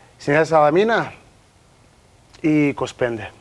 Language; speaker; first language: Greek; non-native, learner; Portuguese